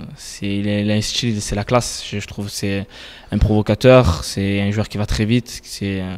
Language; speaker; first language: French; native; French